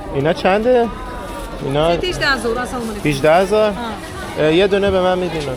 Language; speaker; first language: Persian; native; Persian